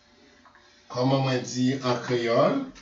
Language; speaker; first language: French; non-native, local second language; Haitian Creole